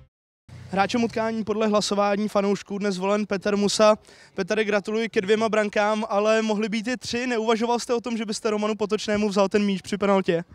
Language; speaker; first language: Czech; native; Czech